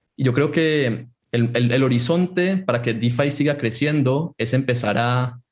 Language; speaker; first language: Spanish; native; Spanish